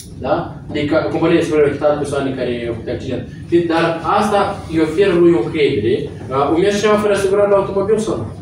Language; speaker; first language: Romanian; non-native, local second language; Russian